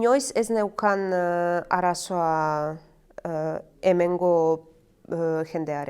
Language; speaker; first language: Basque; non-native, learner; Croatian